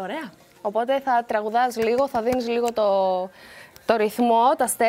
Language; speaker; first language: Greek; native; Greek